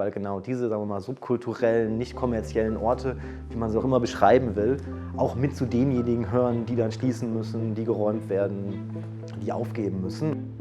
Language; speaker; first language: German; native; German